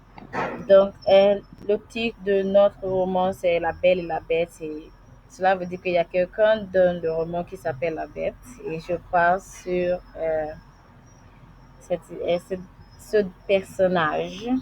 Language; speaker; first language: French; non-native, learner; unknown